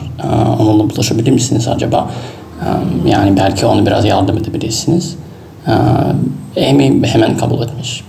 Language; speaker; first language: Turkish; non-native, fluent; Russian